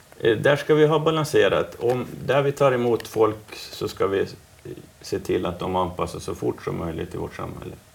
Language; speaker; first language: Swedish; native; Swedish